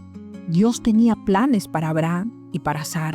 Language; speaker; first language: Spanish; native; Spanish